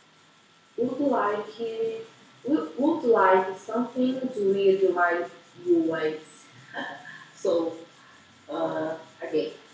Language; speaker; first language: English; non-native, learner; Portuguese